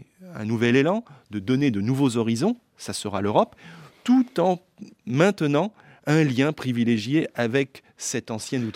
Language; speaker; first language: French; native; French